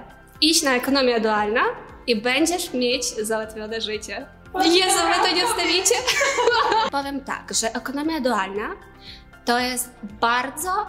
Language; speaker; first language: Polish; non-native, learner; Ukrainian